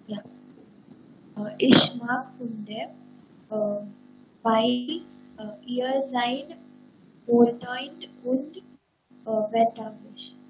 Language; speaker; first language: German; non-native, learner; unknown